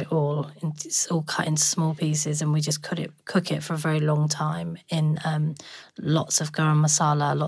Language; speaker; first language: English; native; English